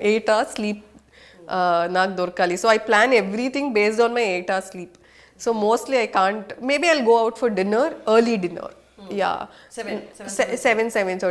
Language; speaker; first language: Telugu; non-native, local second language; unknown